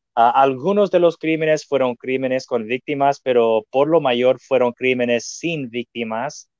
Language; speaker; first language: Spanish; non-native, fluent; English